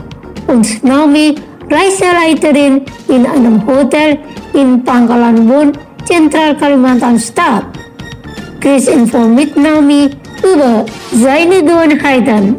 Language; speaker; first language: German; non-native, fluent; Indonesian